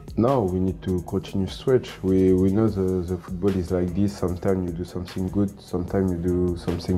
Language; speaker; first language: English; non-native, learner; French